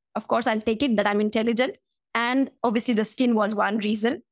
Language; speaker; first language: English; non-native, local second language; Hindi